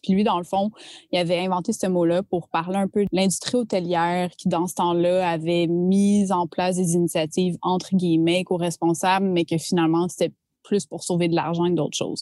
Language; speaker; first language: French; native; French